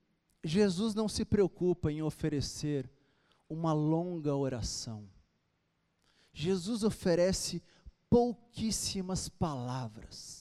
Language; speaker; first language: Portuguese; native; Portuguese